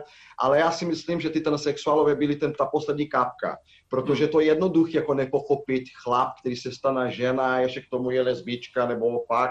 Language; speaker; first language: Czech; non-native, fluent; Portuguese